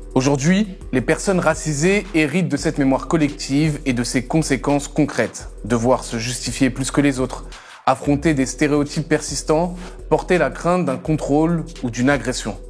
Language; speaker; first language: French; native; French